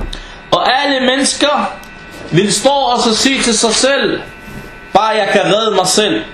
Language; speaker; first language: Danish; early bilingual, other home language; Arabic